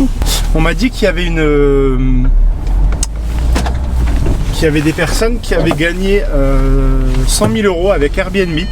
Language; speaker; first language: French; native; French